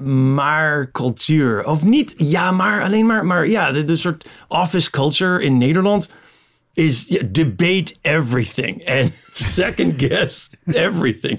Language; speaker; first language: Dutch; non-native, fluent; English